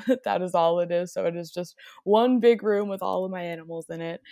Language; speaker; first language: English; native; English